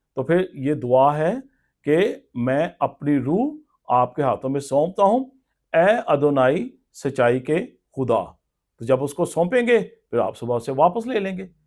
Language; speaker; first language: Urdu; non-native, local second language; Punjabi